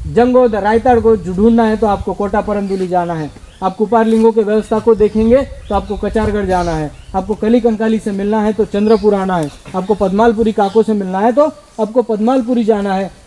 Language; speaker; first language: Hindi; non-native, local second language; Marathi